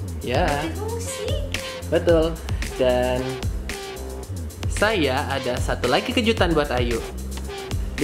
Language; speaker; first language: Indonesian; native; Indonesian